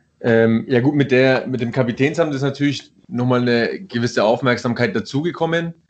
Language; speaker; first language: German; early bilingual, other home language; Italian